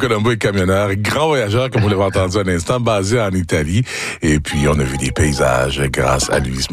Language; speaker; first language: French; native; French